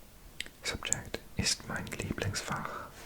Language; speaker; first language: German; non-native, learner; English